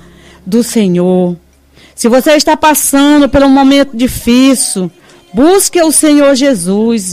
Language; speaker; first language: Portuguese; native; Portuguese